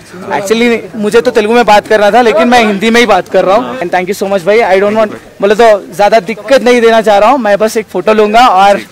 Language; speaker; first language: Hindi; non-native, local second language; Telugu